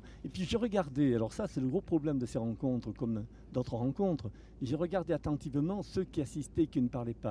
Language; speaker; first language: French; native; French